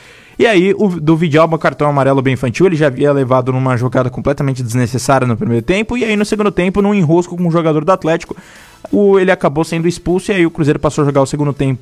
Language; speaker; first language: Portuguese; native; Portuguese